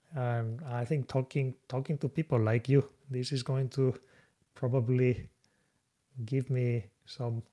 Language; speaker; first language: English; non-native, fluent; Spanish